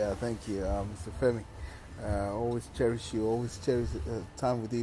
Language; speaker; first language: English; non-native, local second language; Yoruba